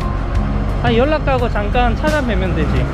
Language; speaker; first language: Korean; native; Korean